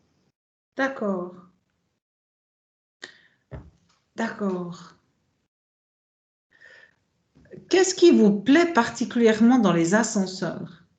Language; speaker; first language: French; native; French